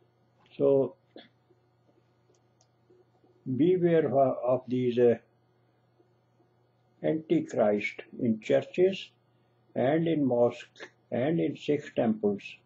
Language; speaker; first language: English; non-native, local second language; Punjabi